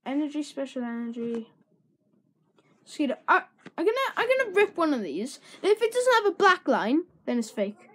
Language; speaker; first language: English; native; English